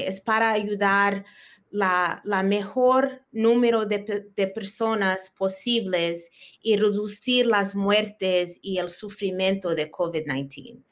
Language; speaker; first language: Spanish; early bilingual, heritage; Spanish